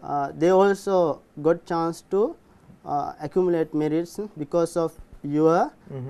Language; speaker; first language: English; non-native, learner; Sinhala